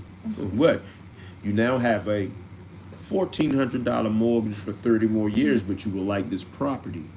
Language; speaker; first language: English; native; English